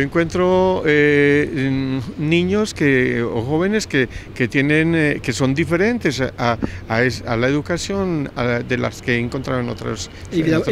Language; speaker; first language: Spanish; non-native, fluent; French